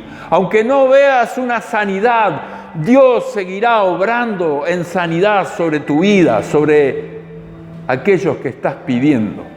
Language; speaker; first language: Spanish; native; Spanish